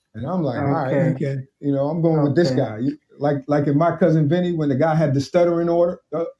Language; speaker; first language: English; native; English